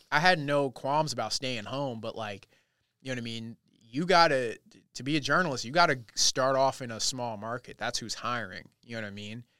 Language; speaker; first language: English; native; English